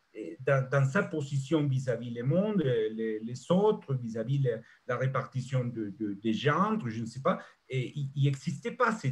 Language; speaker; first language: French; non-native, fluent; Spanish